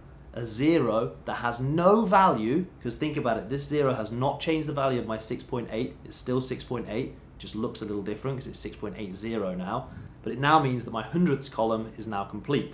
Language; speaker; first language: English; native; English